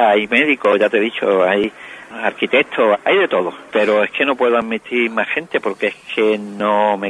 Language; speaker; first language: Spanish; native; Spanish